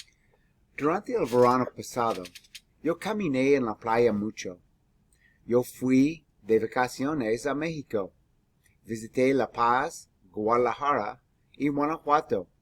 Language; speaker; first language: Spanish; non-native, fluent; English